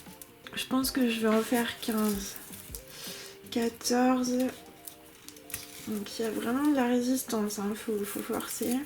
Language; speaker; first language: French; native; French